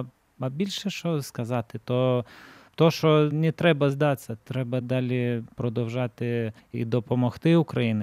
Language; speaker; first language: Ukrainian; non-native, fluent; Lithuanian